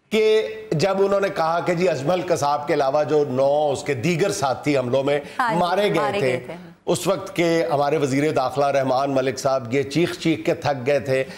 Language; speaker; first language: Urdu; non-native, local second language; Punjabi